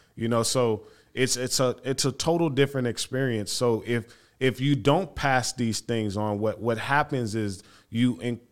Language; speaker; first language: English; early bilingual, other home language; Haitian Creole